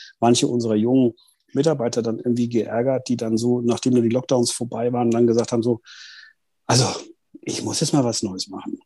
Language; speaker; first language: German; native; German